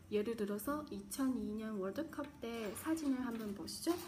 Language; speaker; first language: Korean; non-native, fluent; Chinese